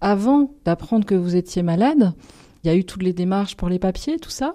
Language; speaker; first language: French; native; French